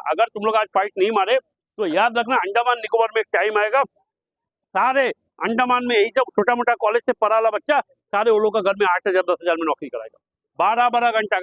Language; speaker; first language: Hindi; non-native, local second language; Bangla